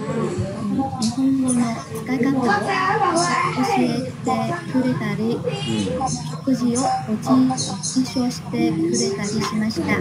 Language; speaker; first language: Japanese; non-native, learner; Vietnamese